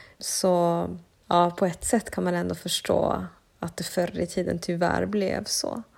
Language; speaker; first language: Swedish; early bilingual, other home language; Spanish